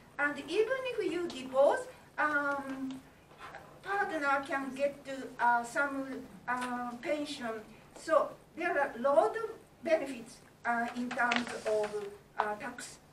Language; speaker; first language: English; non-native, learner; Japanese